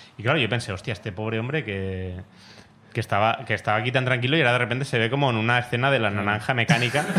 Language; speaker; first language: Spanish; non-native, local second language; Catalan